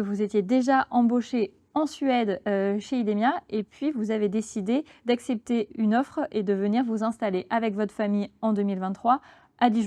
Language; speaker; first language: French; native; French